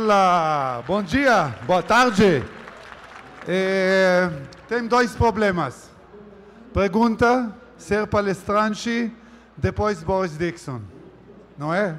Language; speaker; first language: Portuguese; non-native, learner; Hebrew